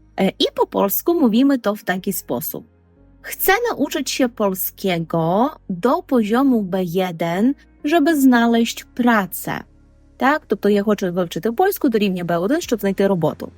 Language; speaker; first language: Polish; non-native, fluent; Ukrainian